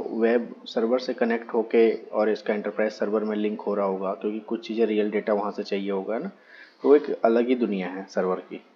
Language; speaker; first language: Hindi; native; Hindi